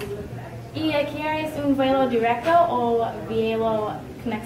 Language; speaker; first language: Spanish; non-native, learner; English